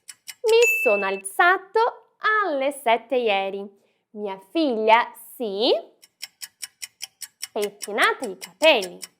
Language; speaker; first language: Italian; non-native, fluent; Portuguese